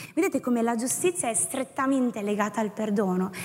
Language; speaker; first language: Italian; native; Italian